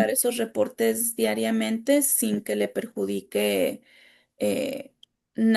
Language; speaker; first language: Spanish; native; Spanish